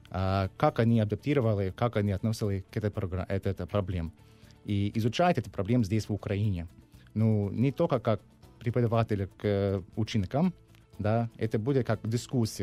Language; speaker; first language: Russian; non-native, learner; English